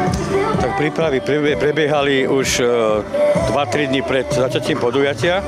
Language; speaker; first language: Slovak; native; Slovak